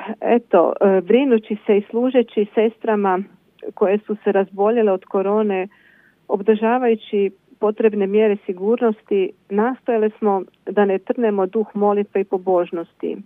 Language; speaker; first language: Croatian; native; Croatian